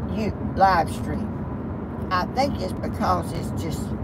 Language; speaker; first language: English; native; English